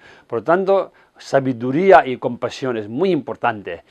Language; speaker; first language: Spanish; non-native, fluent; Tibetan